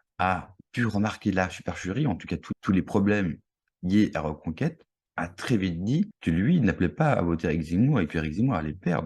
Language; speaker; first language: French; native; French